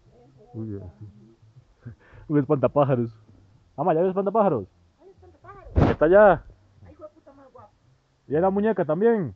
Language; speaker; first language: Spanish; native; Spanish